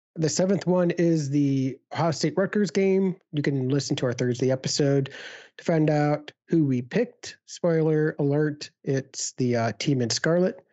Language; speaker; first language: English; native; English